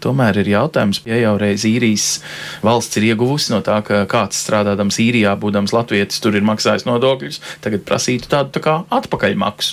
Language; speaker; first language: Latvian; native; Latvian